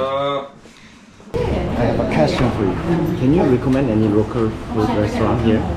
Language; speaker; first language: English; non-native, learner; Korean